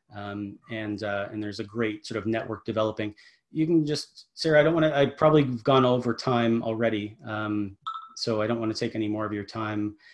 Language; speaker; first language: English; native; English